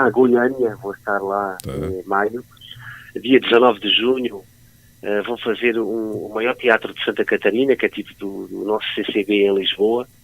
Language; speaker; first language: Portuguese; native; Portuguese